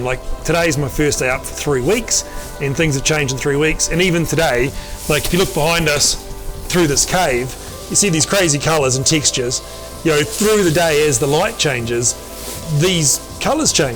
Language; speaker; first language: English; native; English